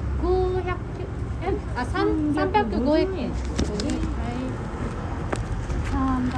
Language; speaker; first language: Japanese; non-native, learner; Korean